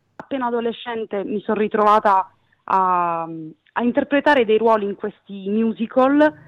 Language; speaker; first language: Italian; native; Italian